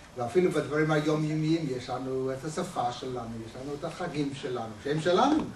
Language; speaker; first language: Hebrew; non-native, fluent; English